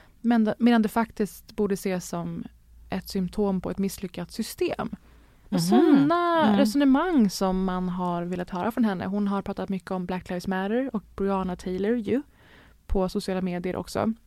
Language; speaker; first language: Swedish; native; Swedish